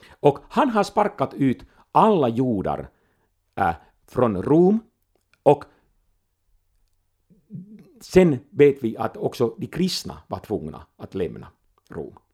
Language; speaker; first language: Swedish; non-native, local second language; Finnish